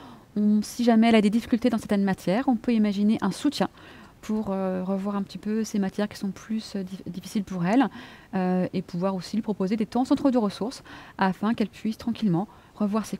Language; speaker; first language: French; native; French